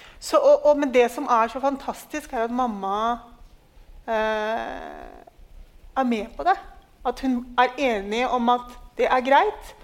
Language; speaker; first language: Norwegian; early bilingual, other home language; Urdu